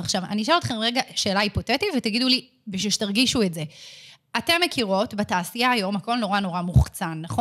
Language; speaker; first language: Hebrew; native; Hebrew